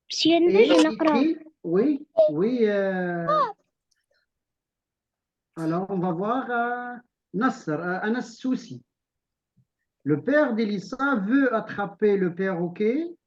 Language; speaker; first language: French; non-native, local second language; Arabic